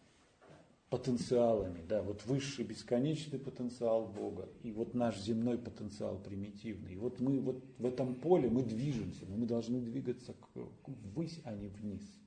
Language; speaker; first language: Russian; native; Russian